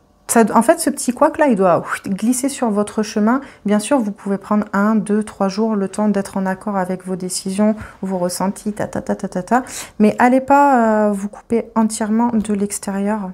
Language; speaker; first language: French; native; French